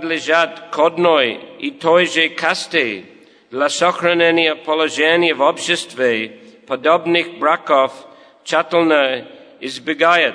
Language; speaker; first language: Russian; non-native, learner; English